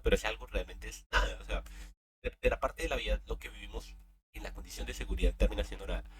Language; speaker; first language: Spanish; native; Spanish